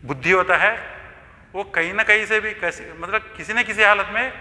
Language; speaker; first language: Hindi; non-native, local second language; Telugu